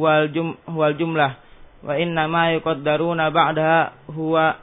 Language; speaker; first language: Arabic; non-native, learner; Indonesian